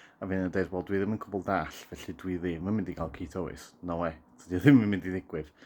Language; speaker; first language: Welsh; native; Welsh